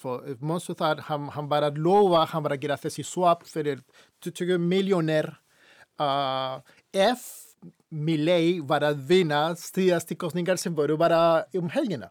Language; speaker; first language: Icelandic; non-native, fluent; Spanish